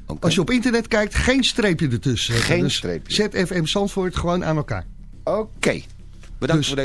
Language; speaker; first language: Dutch; native; Dutch